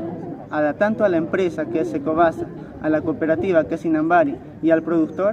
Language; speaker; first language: Spanish; native; Spanish